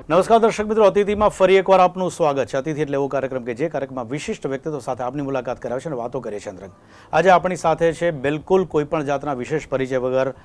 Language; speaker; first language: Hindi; non-native, local second language; Gujarati